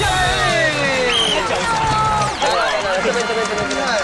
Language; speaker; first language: Chinese; native; Chinese